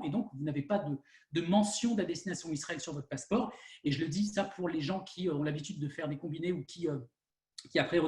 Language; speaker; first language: French; native; French